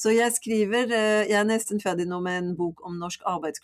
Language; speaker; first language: Norwegian; non-native, fluent; French